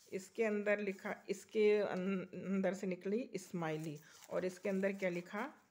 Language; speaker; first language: Hindi; native; Hindi